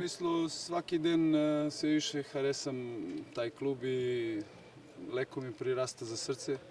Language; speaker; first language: Bulgarian; non-native, learner; Serbian